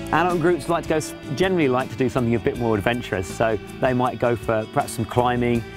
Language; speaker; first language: English; native; English